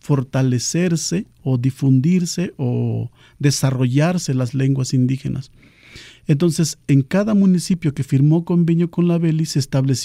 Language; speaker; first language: Spanish; non-native, local second language; Nahuatl languages